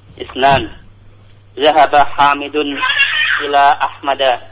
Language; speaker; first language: Arabic; non-native, learner; Indonesian